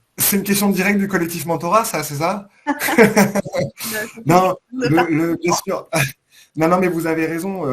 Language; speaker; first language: French; native; French